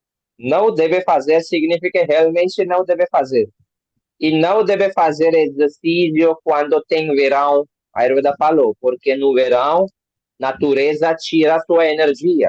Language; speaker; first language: Portuguese; non-native, learner; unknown